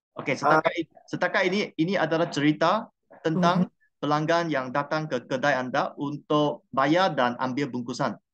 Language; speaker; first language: Malay; non-native, local second language; Chinese